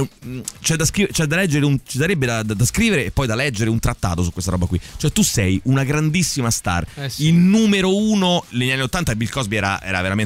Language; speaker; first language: Italian; native; Italian